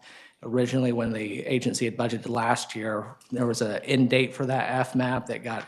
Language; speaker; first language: English; native; English